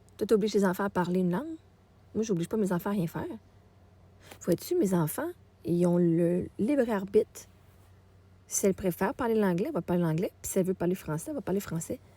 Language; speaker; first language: French; native; French